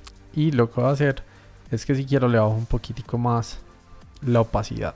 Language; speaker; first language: Spanish; native; Spanish